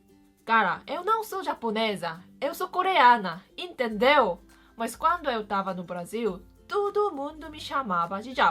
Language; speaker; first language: Portuguese; non-native, fluent; Korean